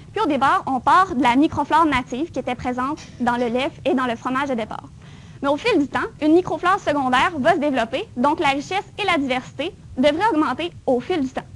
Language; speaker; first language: French; native; French